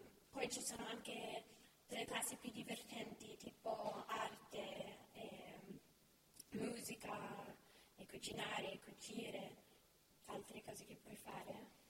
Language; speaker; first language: Italian; non-native, fluent; English